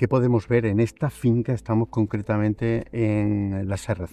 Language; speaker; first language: Spanish; native; Spanish